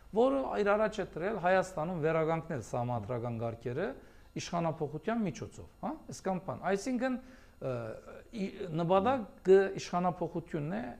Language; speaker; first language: Armenian; early bilingual, heritage; Armenian